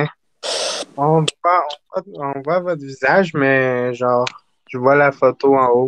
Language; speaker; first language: French; native; French